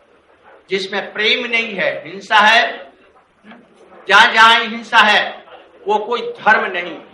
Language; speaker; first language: Hindi; native; Hindi